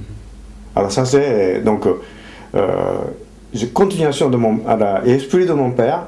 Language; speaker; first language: French; non-native, fluent; Japanese